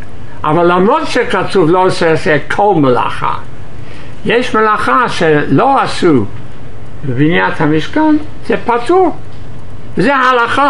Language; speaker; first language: Hebrew; non-native, fluent; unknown